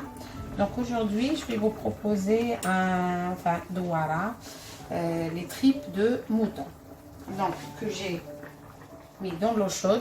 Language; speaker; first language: French; non-native, local second language; Arabic